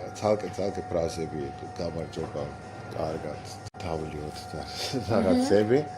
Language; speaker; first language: Georgian; non-native, fluent; German